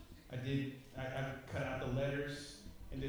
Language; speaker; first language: English; native; English